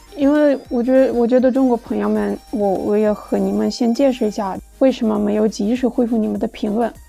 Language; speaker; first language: Chinese; non-native, fluent; Russian